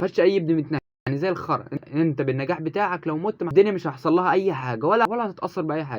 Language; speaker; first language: Arabic; native; Arabic